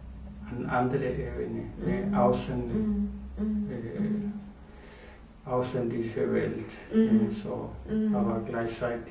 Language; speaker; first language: German; non-native, learner; Spanish